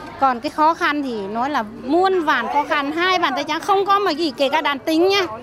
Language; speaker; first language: Vietnamese; non-native, local second language; Tày